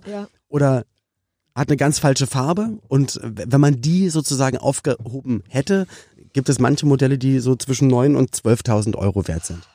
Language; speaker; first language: German; native; German